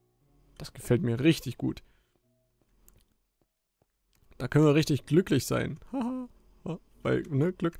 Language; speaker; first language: German; native; German